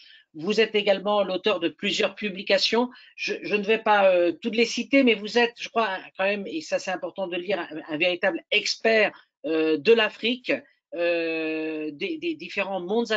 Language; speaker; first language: French; native; French